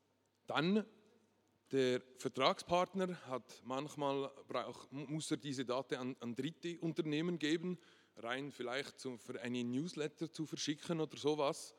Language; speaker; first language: German; non-native, local second language; French